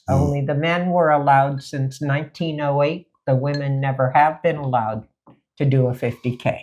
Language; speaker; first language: English; native; English